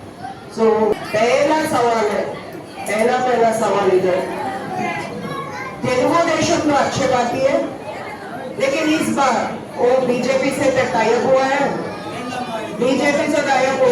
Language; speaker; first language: Hindi; non-native, local second language; Telugu